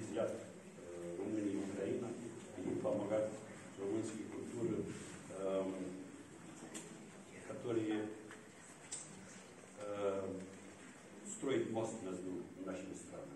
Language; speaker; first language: Russian; non-native, learner; Romanian